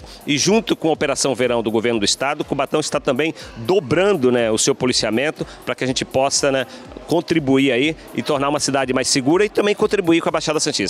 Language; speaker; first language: Portuguese; native; Portuguese